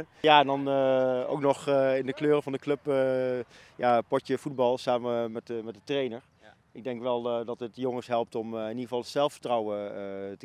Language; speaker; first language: Dutch; native; Dutch